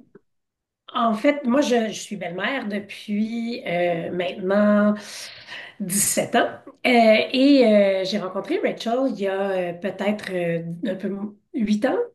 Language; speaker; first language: French; non-native, fluent; English